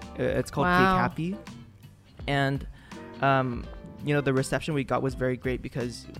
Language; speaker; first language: English; non-native, fluent; Vietnamese